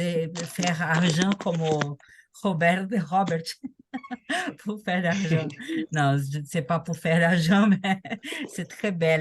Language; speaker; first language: French; non-native, learner; Portuguese